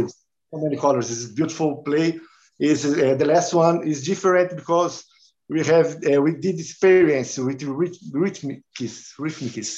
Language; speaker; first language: English; non-native, learner; Portuguese